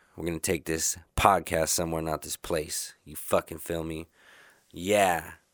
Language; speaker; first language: English; native; English